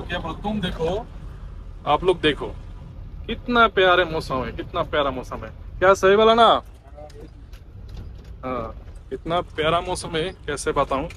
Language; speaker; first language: Hindi; non-native, learner; Bangla